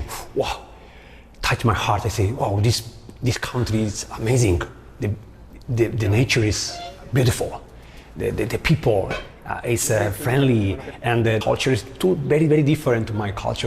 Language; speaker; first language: English; non-native, learner; Spanish